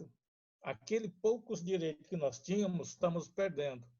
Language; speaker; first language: Portuguese; non-native, local second language; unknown